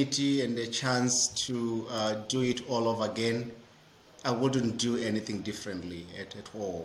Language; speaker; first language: English; non-native, local second language; Shona